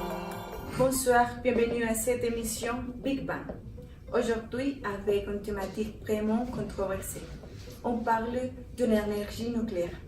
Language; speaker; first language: French; non-native, learner; Spanish